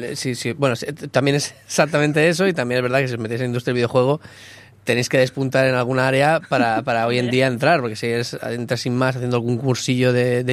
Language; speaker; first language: Spanish; native; Spanish